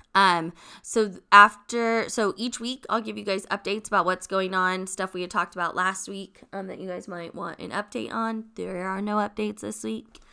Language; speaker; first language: English; native; English